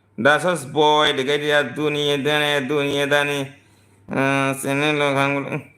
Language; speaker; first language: Manipuri; native; Manipuri